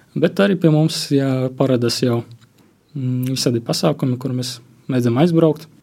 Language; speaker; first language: Latvian; non-native, local second language; Russian